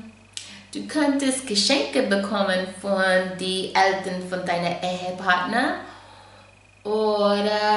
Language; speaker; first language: German; non-native, fluent; English